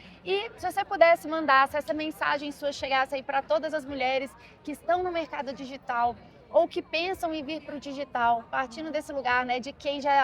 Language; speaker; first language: Portuguese; native; Portuguese